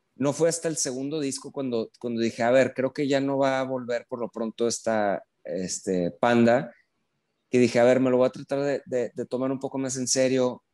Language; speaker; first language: Spanish; native; Spanish